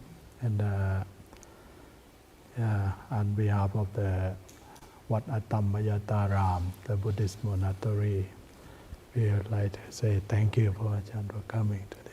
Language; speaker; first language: English; non-native, learner; Thai